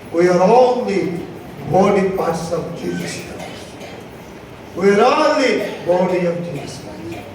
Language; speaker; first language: English; non-native, local second language; Telugu